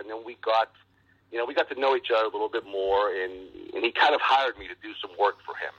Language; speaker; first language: English; native; English